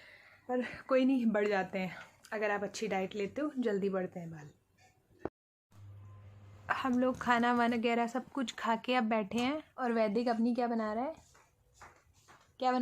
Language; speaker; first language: Hindi; native; Hindi